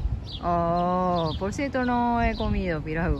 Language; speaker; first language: Spanish; non-native, learner; Japanese